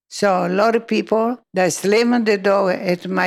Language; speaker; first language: English; non-native, learner; Italian